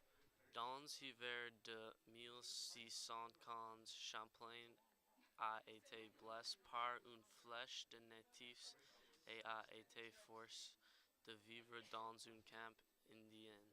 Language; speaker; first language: French; non-native, learner; English